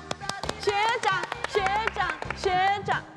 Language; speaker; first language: Chinese; native; Chinese